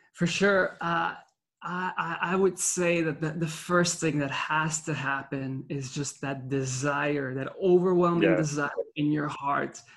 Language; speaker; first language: English; non-native, fluent; French